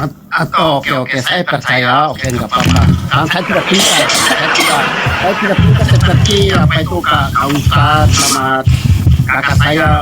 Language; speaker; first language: Indonesian; non-native, fluent; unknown